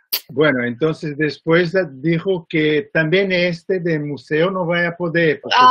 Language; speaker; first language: Spanish; non-native, fluent; Portuguese